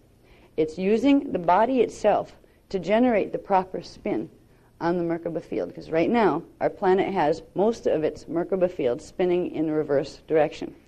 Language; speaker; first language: English; native; English